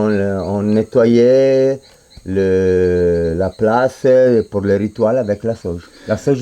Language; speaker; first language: French; non-native, fluent; Spanish